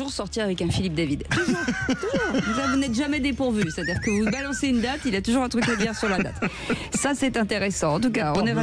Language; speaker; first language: French; native; French